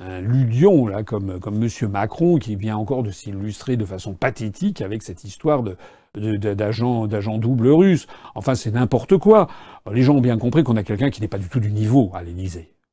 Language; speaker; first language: French; native; French